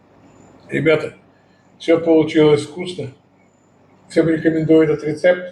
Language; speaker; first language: Russian; native; Russian